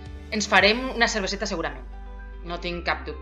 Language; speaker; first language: Catalan; non-native, local second language; Spanish